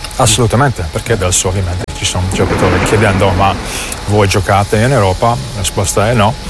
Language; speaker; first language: Italian; non-native, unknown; English